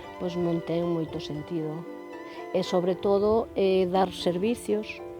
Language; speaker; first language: Galician; native; Galician